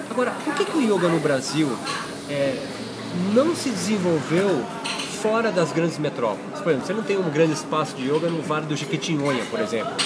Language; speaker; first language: Portuguese; native; Portuguese